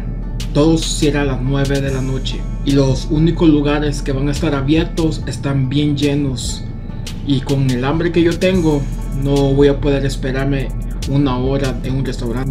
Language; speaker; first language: Spanish; early bilingual, other home language; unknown